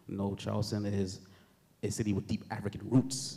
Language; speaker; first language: English; native; English